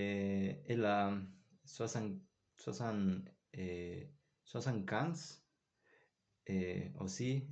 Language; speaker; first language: French; non-native, learner; Spanish